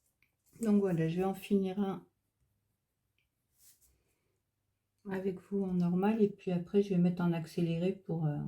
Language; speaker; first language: French; native; French